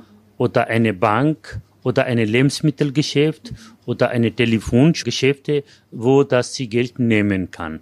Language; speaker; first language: German; non-native, learner; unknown